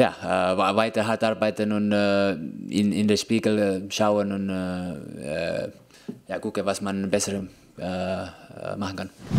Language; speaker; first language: German; non-native, fluent; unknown